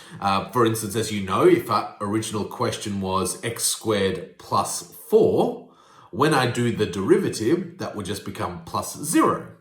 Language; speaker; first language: English; native; English